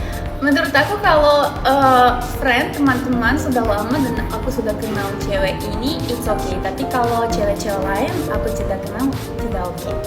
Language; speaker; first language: Indonesian; non-native, learner; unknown